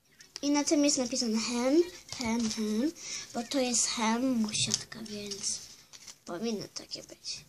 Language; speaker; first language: Polish; early bilingual, heritage; Polish